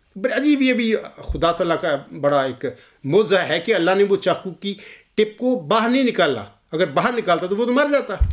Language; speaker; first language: Urdu; non-native, local second language; Punjabi